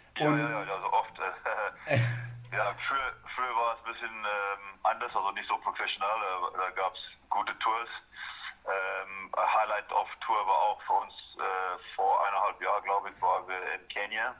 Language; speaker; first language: German; non-native, fluent; Afrikaans